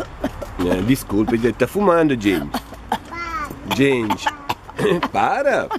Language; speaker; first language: Portuguese; non-native, learner; Italian